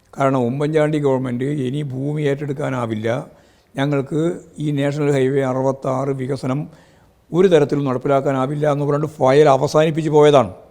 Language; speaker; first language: Malayalam; native; Malayalam